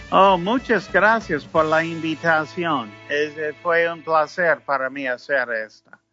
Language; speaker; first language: Spanish; non-native, fluent; English